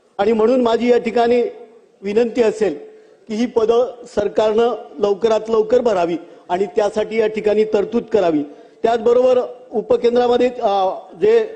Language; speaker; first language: Marathi; native; Marathi